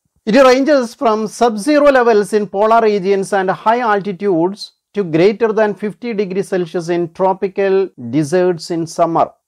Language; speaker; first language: English; non-native, local second language; Malayalam